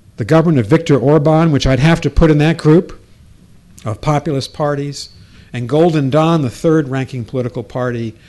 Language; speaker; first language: English; native; English